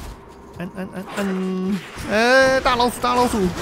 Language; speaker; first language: Chinese; native; Chinese